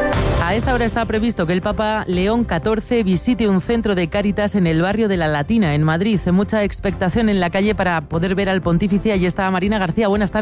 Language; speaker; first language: Spanish; native; Spanish